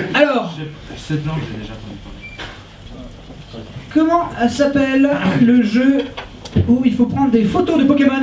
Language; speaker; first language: French; native; French